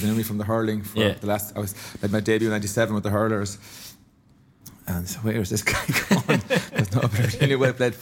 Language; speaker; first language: English; native; English